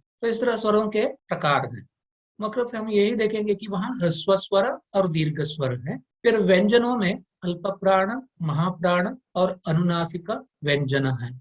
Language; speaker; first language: Hindi; non-native, local second language; Kannada